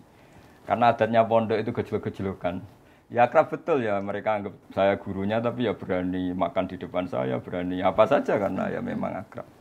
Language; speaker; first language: Indonesian; native; Indonesian